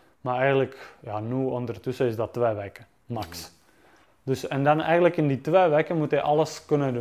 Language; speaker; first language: Dutch; non-native, fluent; Czech